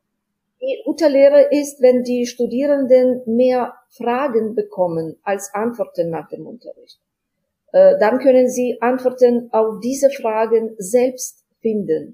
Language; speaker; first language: German; non-native, fluent; Ukrainian